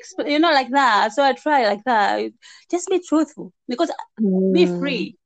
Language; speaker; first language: English; native; English